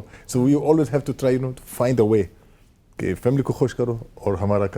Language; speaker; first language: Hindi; non-native, fluent; Arabic